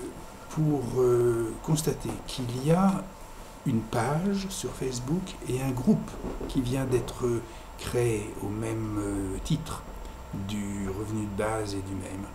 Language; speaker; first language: French; native; French